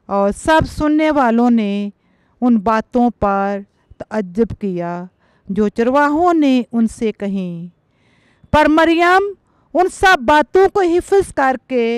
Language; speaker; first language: Urdu; non-native, local second language; Punjabi